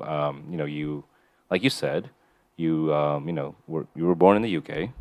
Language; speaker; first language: English; non-native, local second language; Nepali